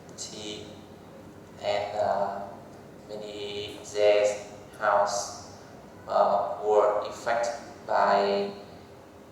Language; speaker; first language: English; non-native, learner; Vietnamese